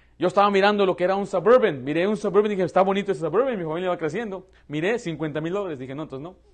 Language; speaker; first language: Spanish; early bilingual, heritage; Spanish